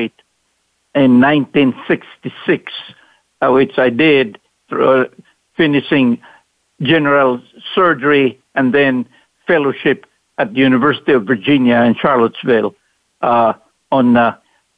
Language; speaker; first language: English; non-native, local second language; Cebuano